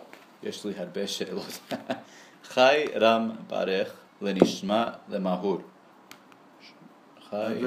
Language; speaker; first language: Hebrew; non-native, learner; English